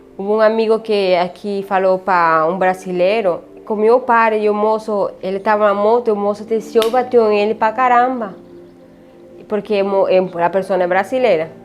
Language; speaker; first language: Portuguese; non-native, learner; Spanish